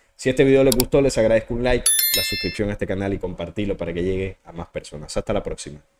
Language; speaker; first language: Spanish; native; Spanish